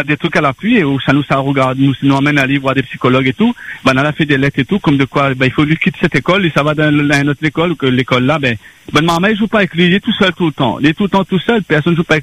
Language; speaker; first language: French; non-native, local second language; Réunion Creole French